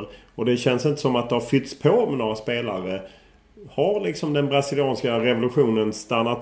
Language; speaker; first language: Swedish; native; Swedish